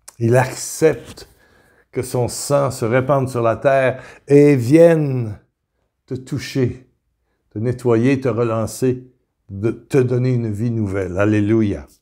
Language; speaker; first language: French; native; French